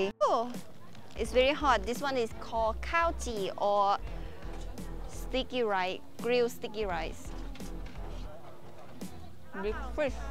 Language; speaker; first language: English; non-native, learner; Thai